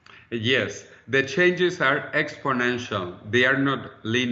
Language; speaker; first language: English; non-native, fluent; Spanish